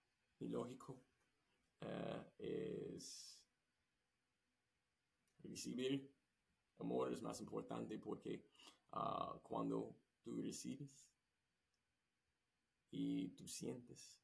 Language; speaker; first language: Spanish; non-native, learner; English